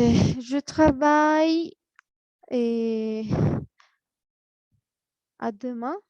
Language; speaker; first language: French; non-native, fluent; Spanish